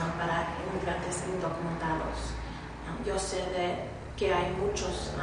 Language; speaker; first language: Spanish; early bilingual, other home language; English